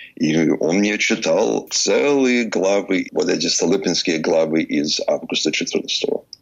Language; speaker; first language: Russian; early bilingual, heritage; Russian